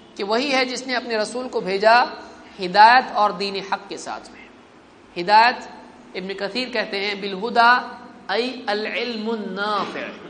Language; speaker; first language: Urdu; native; Urdu